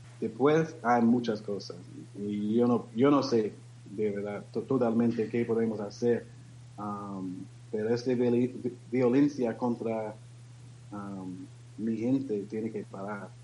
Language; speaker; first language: Spanish; non-native, learner; English